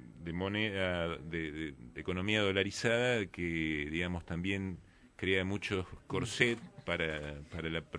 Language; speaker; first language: Spanish; native; Spanish